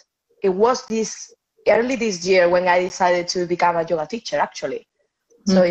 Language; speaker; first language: English; non-native, fluent; Spanish